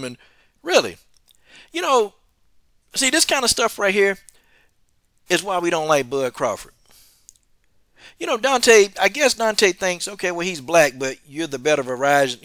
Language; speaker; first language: English; native; English